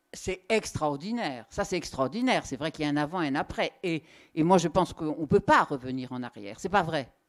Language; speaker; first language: French; native; French